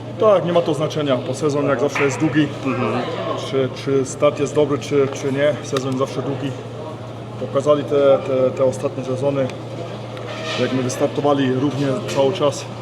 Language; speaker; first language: Polish; early bilingual, heritage; Polish